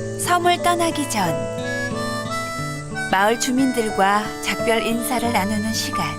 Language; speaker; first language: Korean; native; Korean